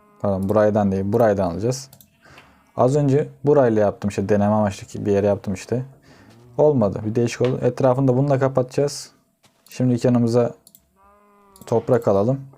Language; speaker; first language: Turkish; native; Turkish